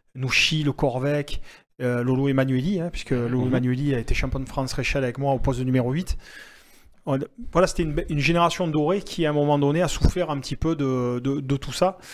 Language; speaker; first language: French; native; French